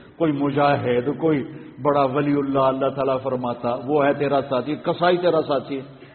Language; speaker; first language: Urdu; non-native, local second language; Punjabi